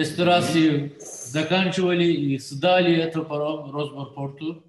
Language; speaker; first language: Russian; non-native, learner; Turkish